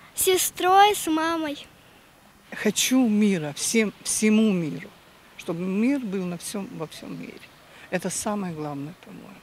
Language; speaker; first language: Russian; native; Russian